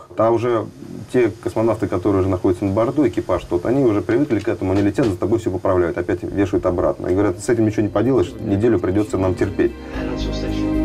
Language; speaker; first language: Russian; native; Russian